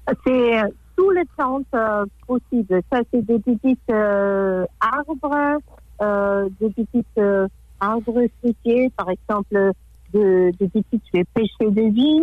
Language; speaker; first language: French; non-native, fluent; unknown